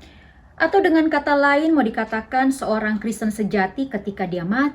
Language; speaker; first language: Indonesian; native; Indonesian